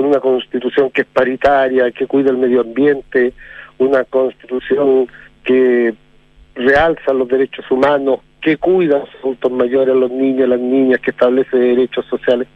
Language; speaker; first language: Spanish; native; Spanish